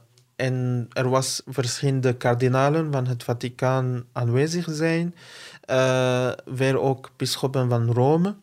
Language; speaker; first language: Dutch; non-native, fluent; Arabic